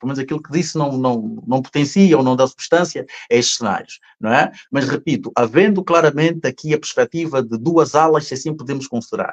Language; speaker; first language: Portuguese; native; Portuguese